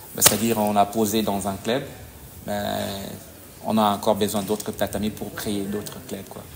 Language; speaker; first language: French; non-native, local second language; Lingala